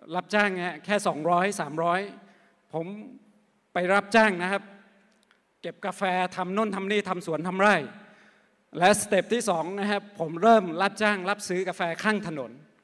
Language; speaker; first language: Thai; non-native, local second language; Akha